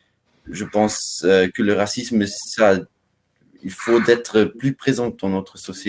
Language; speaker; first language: French; non-native, learner; German